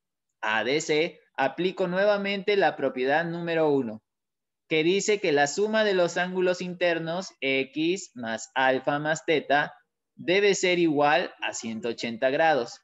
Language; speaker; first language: Spanish; native; Spanish